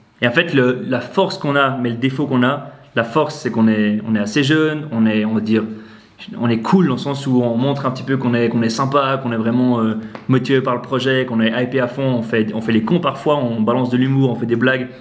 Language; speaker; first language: French; native; French